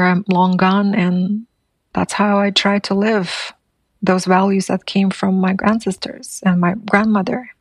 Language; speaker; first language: English; non-native, fluent; Buriat